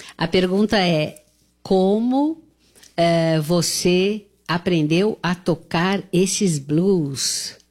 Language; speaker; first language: Portuguese; native; Portuguese